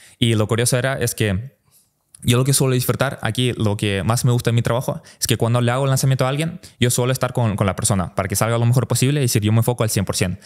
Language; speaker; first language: Spanish; early bilingual, other home language; Russian